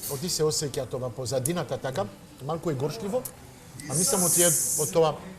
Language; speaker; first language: Macedonian; non-native, fluent; French